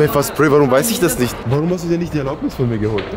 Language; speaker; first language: German; early bilingual, other home language; Persian